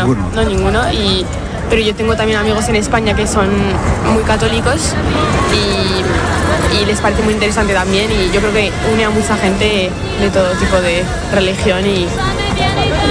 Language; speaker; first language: Spanish; non-native, fluent; French